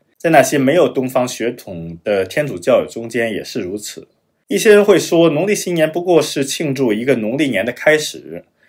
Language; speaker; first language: Chinese; non-native, fluent; German